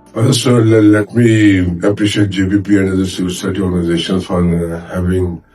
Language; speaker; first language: English; non-native, local second language; Urdu